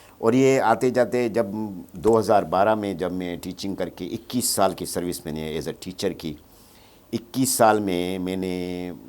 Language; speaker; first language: Urdu; non-native, local second language; Sindhi